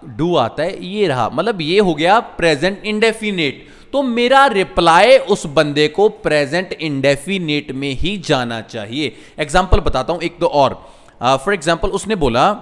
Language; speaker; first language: Hindi; non-native, local second language; Punjabi